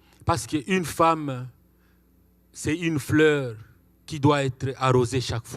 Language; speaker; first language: French; non-native, local second language; Swahili